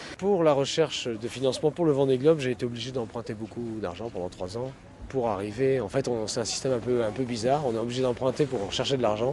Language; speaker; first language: French; native; French